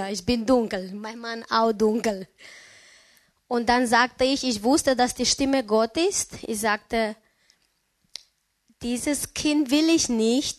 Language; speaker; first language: German; non-native, learner; Romanian